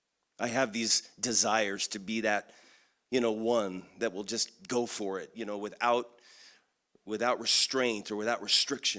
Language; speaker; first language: English; native; English